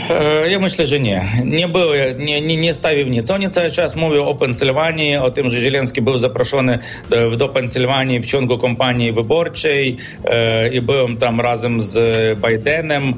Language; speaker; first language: Polish; non-native, fluent; Ukrainian